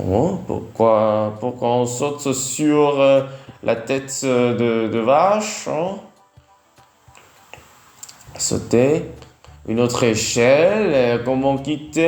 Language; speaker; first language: French; non-native, learner; Vietnamese